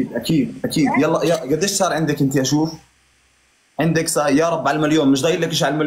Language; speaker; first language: Arabic; native; Arabic